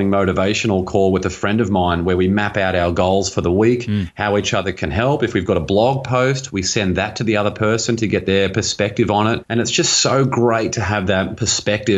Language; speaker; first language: English; native; English